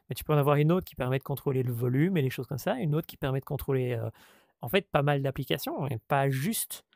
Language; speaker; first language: French; native; French